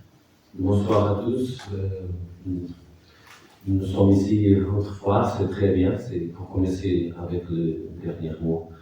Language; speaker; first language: French; non-native, fluent; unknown